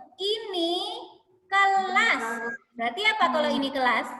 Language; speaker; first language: Indonesian; native; Indonesian